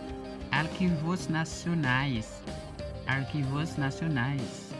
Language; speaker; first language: Portuguese; non-native, learner; Haitian Creole